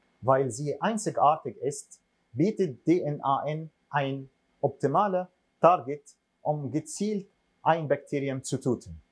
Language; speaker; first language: German; non-native, fluent; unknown